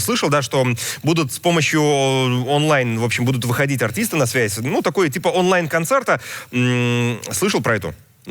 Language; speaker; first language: Russian; native; Russian